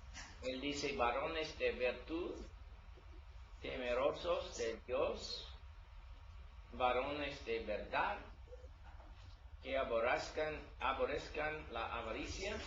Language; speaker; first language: Spanish; non-native, learner; English